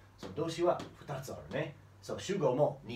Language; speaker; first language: Japanese; non-native, learner; English